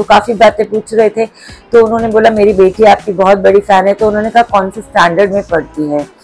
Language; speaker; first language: Hindi; non-native, local second language; Marathi